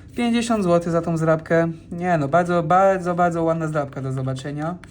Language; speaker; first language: Polish; non-native, fluent; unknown